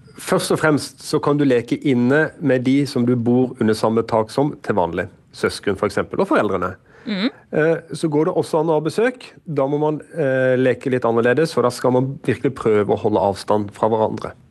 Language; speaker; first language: Norwegian; native; Norwegian